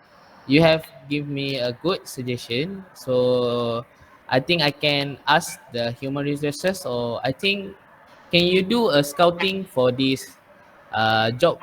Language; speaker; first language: English; non-native, learner; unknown